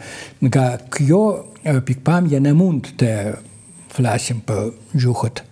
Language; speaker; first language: Albanian; non-native, fluent; Russian